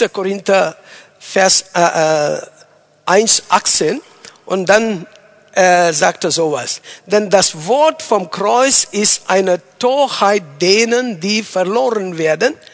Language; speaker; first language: German; non-native, fluent; Tamil